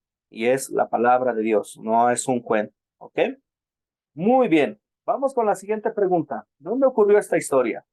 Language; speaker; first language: Spanish; native; Spanish